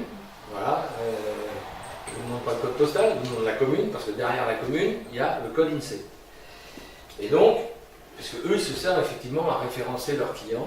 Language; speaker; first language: French; native; French